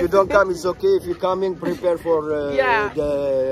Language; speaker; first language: English; non-native, learner; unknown